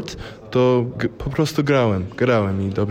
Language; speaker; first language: Polish; early bilingual, heritage; English